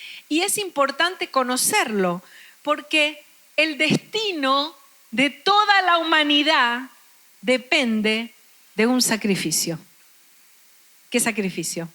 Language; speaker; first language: Spanish; native; Spanish